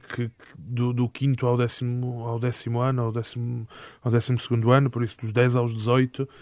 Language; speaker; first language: Portuguese; native; Portuguese